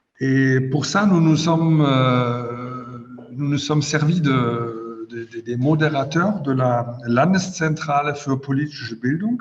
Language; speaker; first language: French; non-native, fluent; German